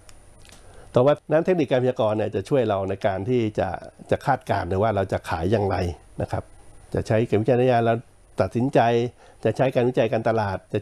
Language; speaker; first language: Thai; native; Thai